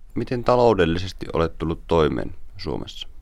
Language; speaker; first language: Finnish; native; Finnish